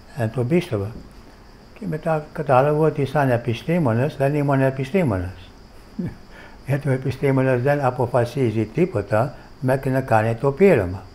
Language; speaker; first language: Greek; non-native, fluent; English